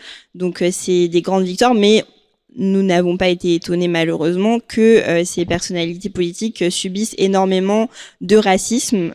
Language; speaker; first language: French; native; French